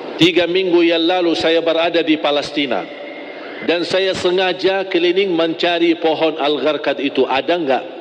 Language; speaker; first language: Malay; non-native, fluent; Arabic